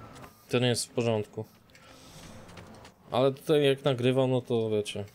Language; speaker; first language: Polish; native; Polish